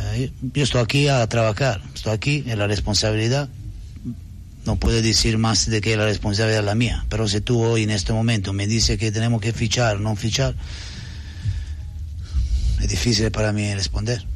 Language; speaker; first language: Spanish; non-native, learner; Italian